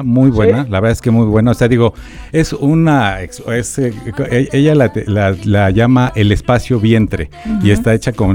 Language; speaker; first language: Spanish; native; Spanish